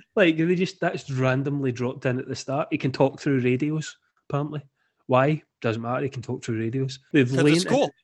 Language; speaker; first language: English; native; English